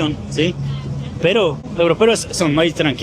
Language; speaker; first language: Spanish; non-native, learner; Polish